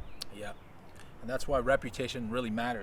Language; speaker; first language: English; native; English